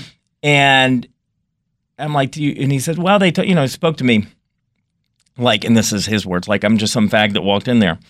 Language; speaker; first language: English; native; English